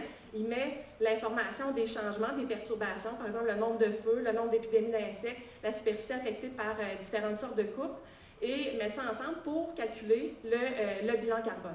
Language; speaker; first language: French; native; French